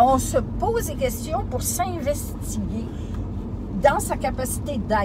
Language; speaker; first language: French; native; French